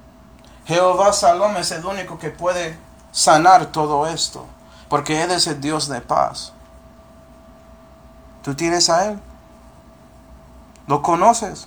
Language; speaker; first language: Spanish; early bilingual, heritage; Spanish